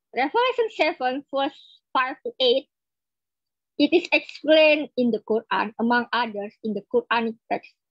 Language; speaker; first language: English; non-native, fluent; Indonesian